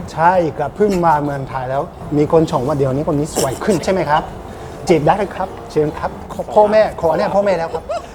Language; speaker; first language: Thai; non-native, fluent; Japanese